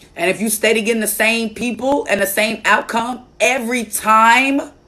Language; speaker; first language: English; native; English